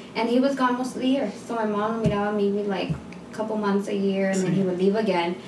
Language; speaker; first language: English; native; English